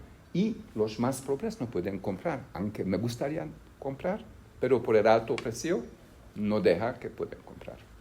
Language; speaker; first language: Spanish; non-native, fluent; Hungarian